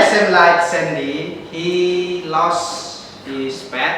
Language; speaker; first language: English; non-native, learner; Indonesian